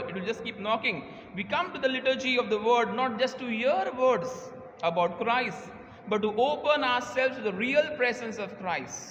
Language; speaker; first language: English; non-native, local second language; Marathi